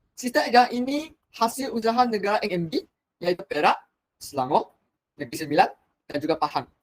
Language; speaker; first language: Malay; non-native, local second language; Chinese